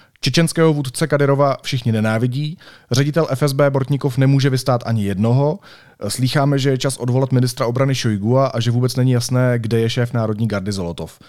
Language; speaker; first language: Czech; native; Czech